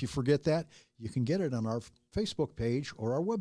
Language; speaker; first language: English; native; English